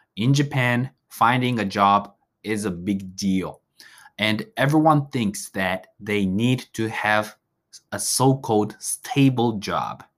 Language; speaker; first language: English; non-native, fluent; Japanese